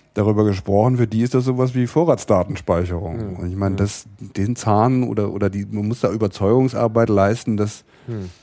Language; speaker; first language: German; native; German